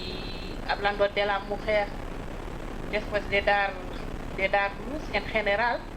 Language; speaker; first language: Spanish; non-native, fluent; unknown